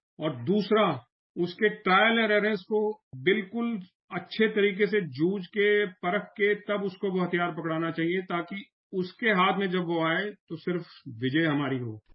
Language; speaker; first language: Hindi; native; Hindi